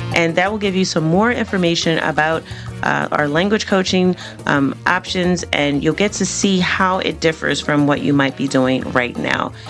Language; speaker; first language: English; native; English